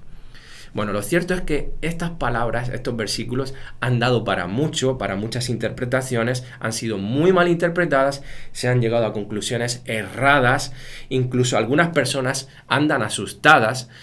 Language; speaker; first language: Spanish; native; Spanish